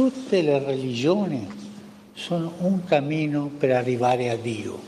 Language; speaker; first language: Italian; early bilingual, heritage; Spanish